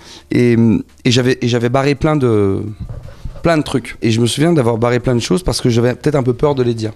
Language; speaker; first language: French; native; French